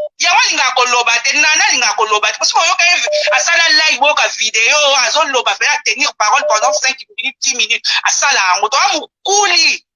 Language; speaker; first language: Lingala; native; Lingala